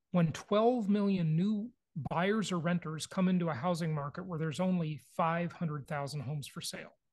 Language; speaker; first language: English; native; English